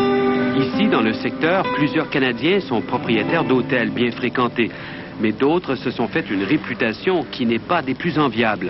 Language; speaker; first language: French; native; French